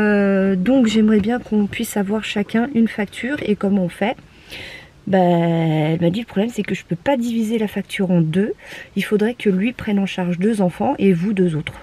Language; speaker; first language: French; native; French